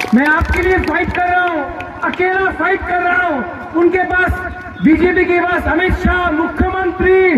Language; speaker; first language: Hindi; non-native, local second language; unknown